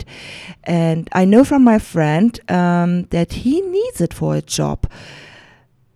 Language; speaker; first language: English; non-native, fluent; German